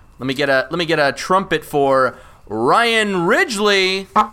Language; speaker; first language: English; native; English